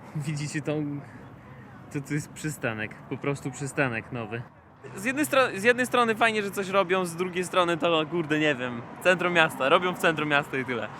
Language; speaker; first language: Polish; non-native, fluent; Russian